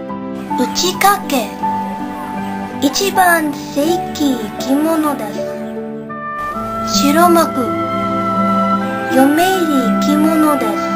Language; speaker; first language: Japanese; non-native, learner; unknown